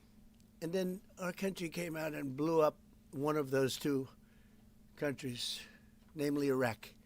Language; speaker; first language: English; native; English